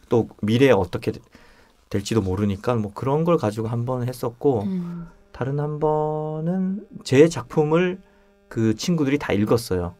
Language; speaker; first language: Korean; native; Korean